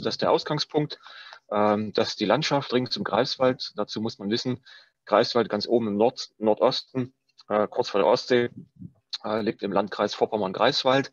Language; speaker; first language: German; native; German